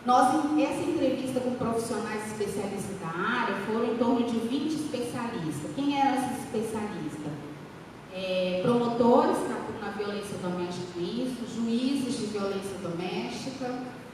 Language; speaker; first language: Portuguese; native; Portuguese